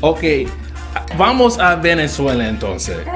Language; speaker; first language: Spanish; non-native, learner; English